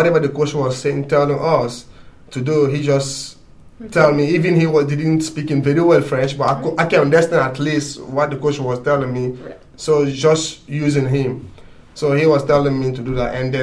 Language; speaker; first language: English; non-native, fluent; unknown